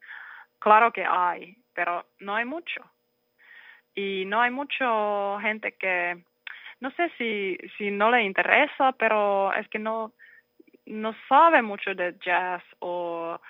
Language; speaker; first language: Spanish; non-native, learner; Finnish